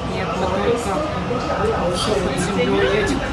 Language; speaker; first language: Russian; native; Russian